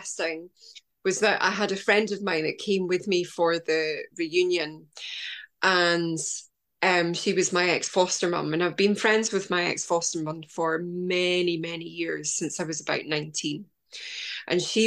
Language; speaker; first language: English; native; English